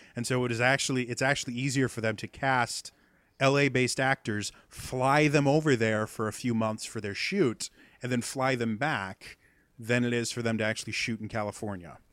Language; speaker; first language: English; native; English